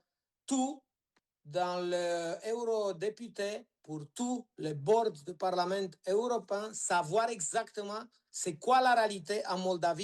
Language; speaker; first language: French; non-native, learner; Romanian